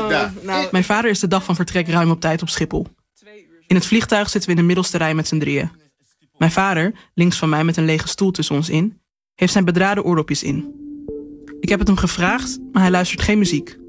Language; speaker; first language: Dutch; native; Dutch